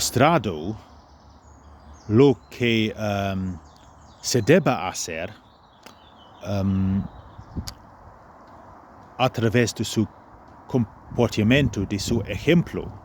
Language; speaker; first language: Spanish; non-native, fluent; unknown